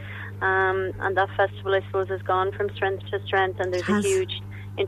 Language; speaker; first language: English; native; English